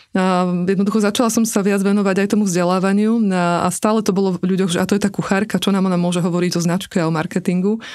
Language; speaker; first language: Slovak; native; Slovak